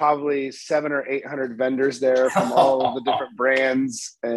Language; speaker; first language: English; native; English